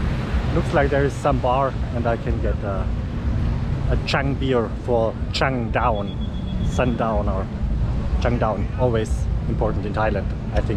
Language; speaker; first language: English; non-native, fluent; German